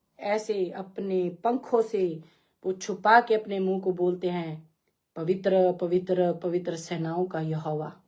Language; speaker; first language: Hindi; non-native, local second language; Punjabi